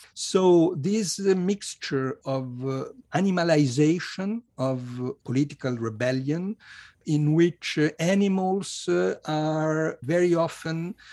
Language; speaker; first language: English; non-native, fluent; Italian